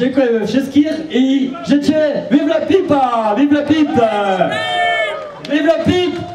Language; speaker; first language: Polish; non-native, learner; French